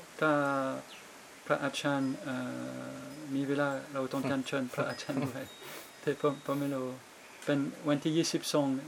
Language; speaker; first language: Thai; non-native, fluent; French